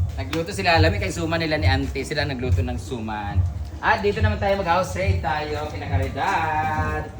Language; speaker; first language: Filipino; non-native, local second language; Cebuano